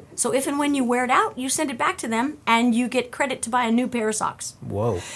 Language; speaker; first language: English; native; English